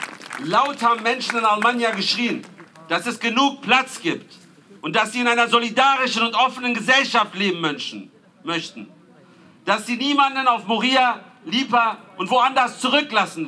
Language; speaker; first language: German; native; German